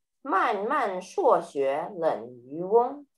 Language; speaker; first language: Chinese; early bilingual, heritage; Chinese